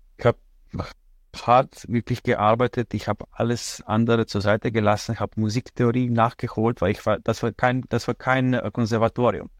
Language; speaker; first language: German; non-native, fluent; Slovenian